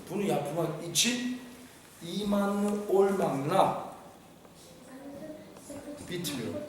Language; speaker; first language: Turkish; non-native, fluent; Korean